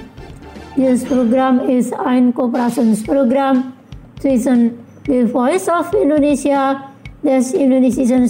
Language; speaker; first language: German; non-native, learner; Indonesian